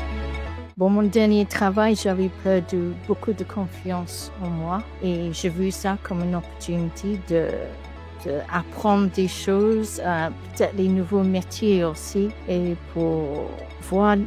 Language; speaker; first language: French; non-native, learner; English